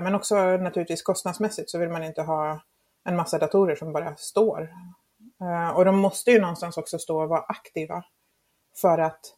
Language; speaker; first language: Swedish; non-native, fluent; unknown